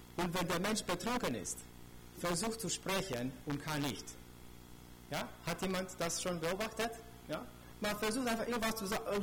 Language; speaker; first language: German; non-native, fluent; Romanian